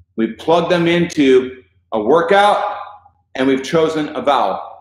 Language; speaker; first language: English; native; English